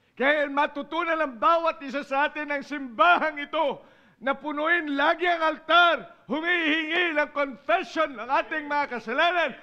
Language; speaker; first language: Filipino; non-native, local second language; Iloko